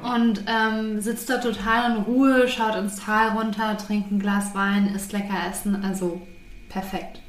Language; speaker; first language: German; native; German